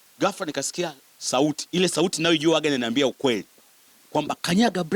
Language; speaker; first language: Swahili; native; Swahili